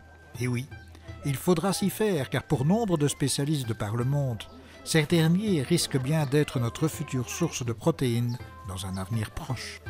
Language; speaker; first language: French; native; French